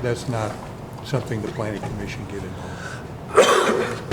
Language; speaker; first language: English; native; English